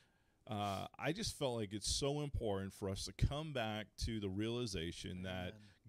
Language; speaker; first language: English; native; English